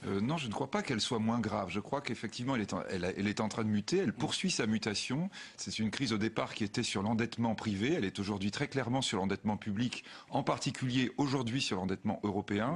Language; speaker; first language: French; native; French